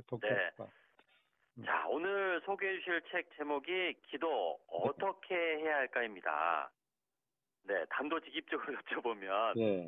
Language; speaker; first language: Korean; native; Korean